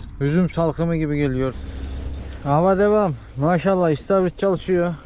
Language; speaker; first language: Turkish; native; Turkish